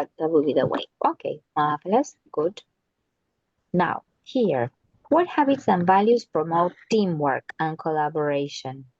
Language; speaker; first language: English; non-native, fluent; Spanish